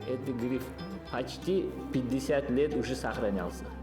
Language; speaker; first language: Russian; non-native, local second language; Uzbek